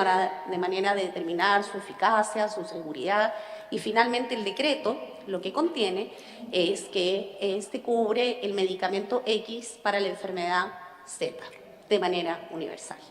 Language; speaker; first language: Spanish; native; Spanish